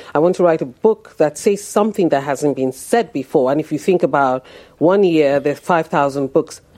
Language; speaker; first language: English; non-native, local second language; Yoruba